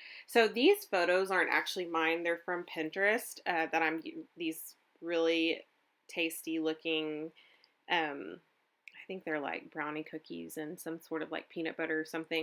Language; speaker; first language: English; native; English